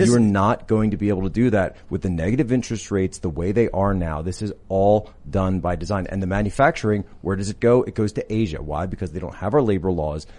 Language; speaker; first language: English; native; English